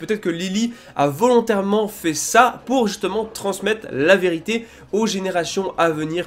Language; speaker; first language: French; native; French